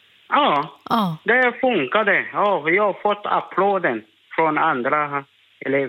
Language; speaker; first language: Swedish; non-native, learner; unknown